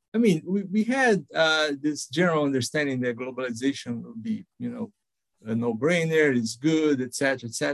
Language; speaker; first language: English; non-native, fluent; Portuguese